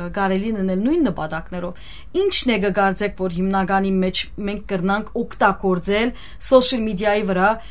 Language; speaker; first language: Armenian; early bilingual, heritage; Armenian